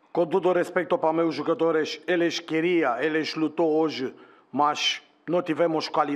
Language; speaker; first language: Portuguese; non-native, learner; Romanian